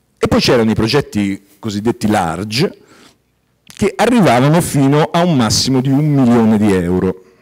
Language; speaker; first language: Italian; native; Italian